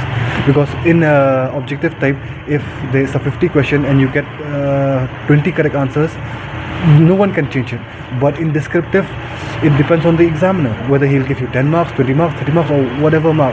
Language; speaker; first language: English; non-native, local second language; Khasi